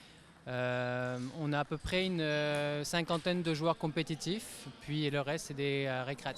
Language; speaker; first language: French; native; French